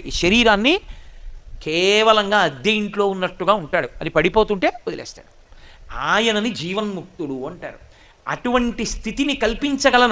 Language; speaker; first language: Telugu; native; Telugu